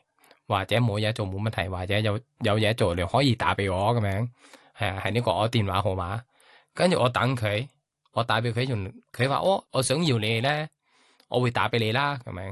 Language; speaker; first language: Cantonese; non-native, learner; Thai